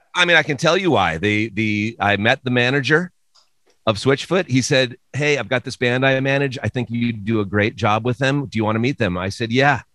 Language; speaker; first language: English; native; English